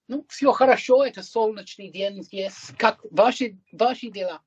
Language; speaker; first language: Russian; non-native, learner; English